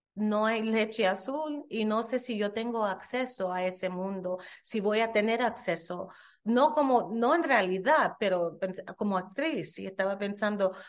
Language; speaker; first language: Spanish; early bilingual, heritage; Spanish